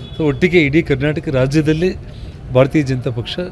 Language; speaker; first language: Kannada; native; Kannada